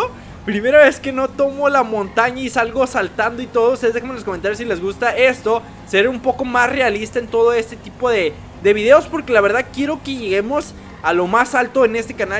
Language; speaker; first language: Spanish; native; Spanish